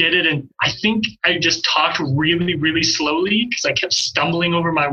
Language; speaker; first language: English; native; English